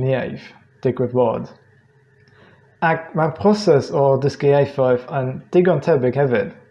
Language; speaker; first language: Welsh; non-native, fluent; English